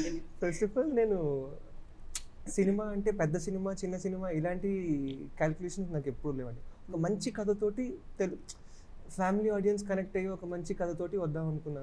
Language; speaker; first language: Telugu; native; Telugu